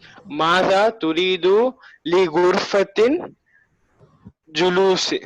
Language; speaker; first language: Arabic; non-native, learner; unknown